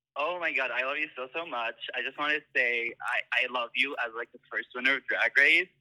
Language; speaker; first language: English; non-native, fluent; Arabic